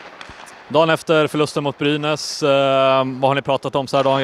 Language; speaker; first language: Swedish; native; Swedish